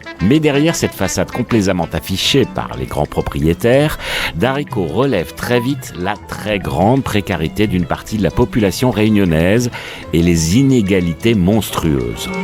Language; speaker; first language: French; native; French